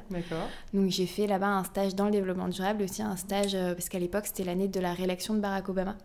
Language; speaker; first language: French; native; French